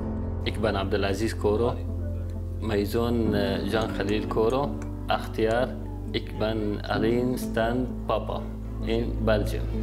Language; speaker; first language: Dutch; non-native, learner; Arabic